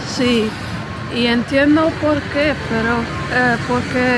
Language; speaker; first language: Spanish; non-native, fluent; Dutch